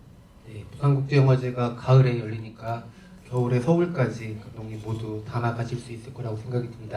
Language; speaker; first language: Korean; native; Korean